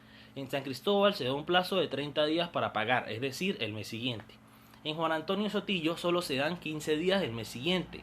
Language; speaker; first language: Spanish; native; Spanish